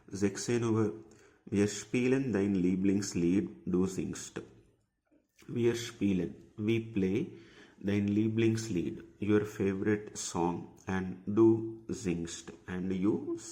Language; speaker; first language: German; non-native, fluent; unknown